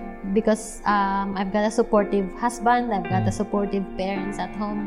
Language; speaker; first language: English; non-native, local second language; Filipino